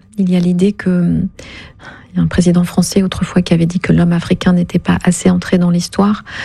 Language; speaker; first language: French; non-native, local second language; Kinyarwanda